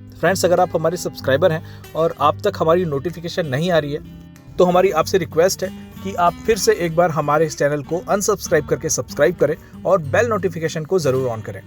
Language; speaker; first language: Hindi; native; Hindi